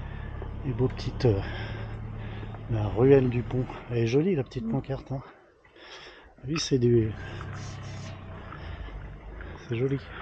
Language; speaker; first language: French; native; French